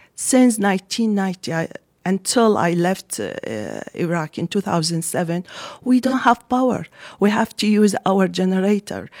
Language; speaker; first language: English; non-native, fluent; Arabic